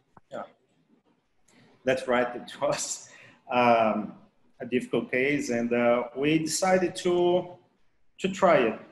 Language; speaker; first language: English; non-native, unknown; Portuguese